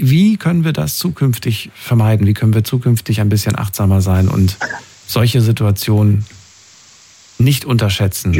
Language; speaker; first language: German; native; German